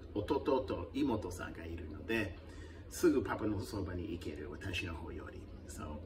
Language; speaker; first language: Japanese; non-native, fluent; English